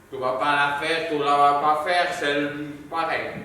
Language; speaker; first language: French; non-native, learner; Spanish